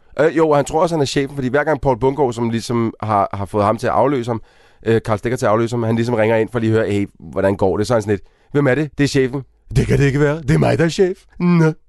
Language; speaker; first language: Danish; native; Danish